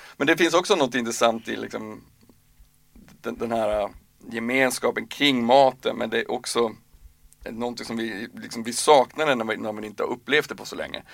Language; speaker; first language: Swedish; native; Swedish